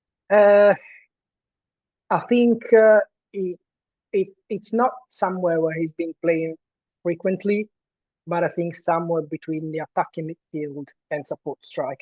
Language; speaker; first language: English; non-native, fluent; Italian